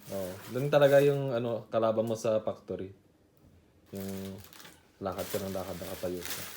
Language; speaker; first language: Filipino; non-native, local second language; Iloko